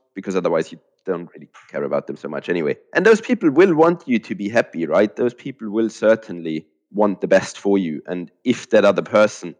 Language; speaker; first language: English; non-native, fluent; German